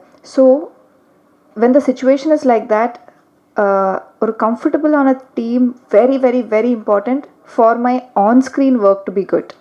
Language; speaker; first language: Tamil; non-native, learner; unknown